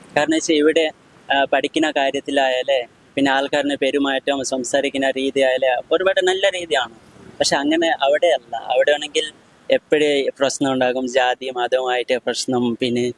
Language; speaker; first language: Malayalam; non-native, local second language; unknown